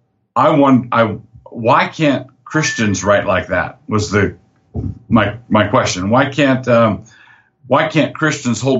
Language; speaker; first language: English; native; English